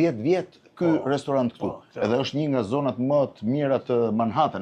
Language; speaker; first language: Albanian; native; Albanian